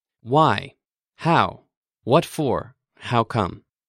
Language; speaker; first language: English; native; English